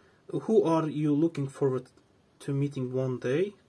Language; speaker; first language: English; non-native, fluent; Azerbaijani